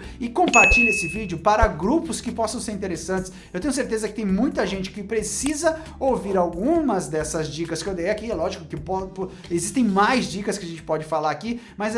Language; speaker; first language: Portuguese; native; Portuguese